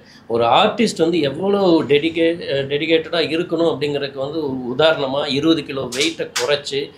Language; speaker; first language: Tamil; native; Tamil